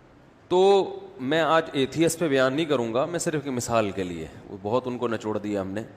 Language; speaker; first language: Urdu; native; Urdu